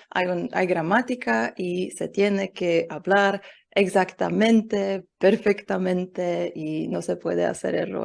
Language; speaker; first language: Spanish; non-native, learner; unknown